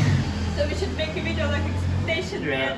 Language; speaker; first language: English; non-native, fluent; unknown